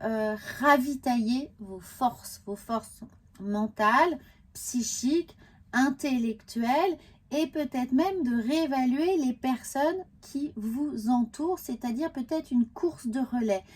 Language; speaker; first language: French; native; French